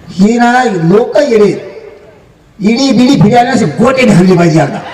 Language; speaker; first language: Marathi; native; Marathi